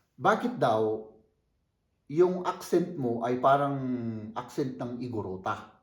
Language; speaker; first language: Filipino; non-native, fluent; German